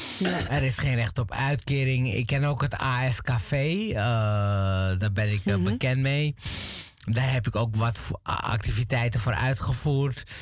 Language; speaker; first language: Dutch; non-native, fluent; Tigrinya